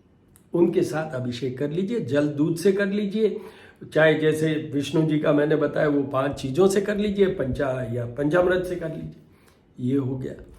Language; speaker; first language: Hindi; native; Hindi